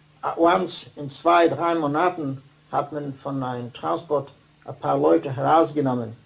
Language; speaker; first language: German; non-native, fluent; Dutch